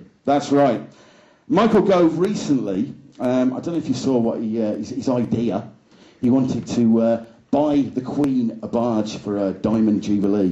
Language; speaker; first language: English; native; English